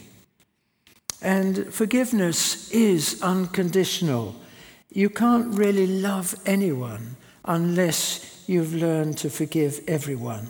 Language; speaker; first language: English; native; English